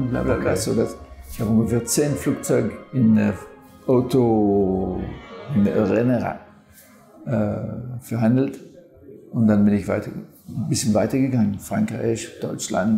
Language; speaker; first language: German; non-native, fluent; French